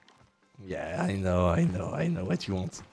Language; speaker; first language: English; non-native, learner; French